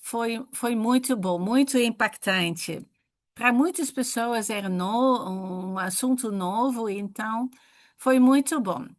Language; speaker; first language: Portuguese; non-native, fluent; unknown